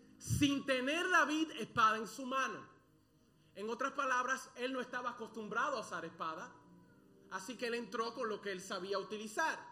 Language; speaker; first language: Spanish; early bilingual, other home language; English